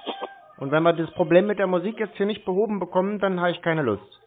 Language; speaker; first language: German; native; German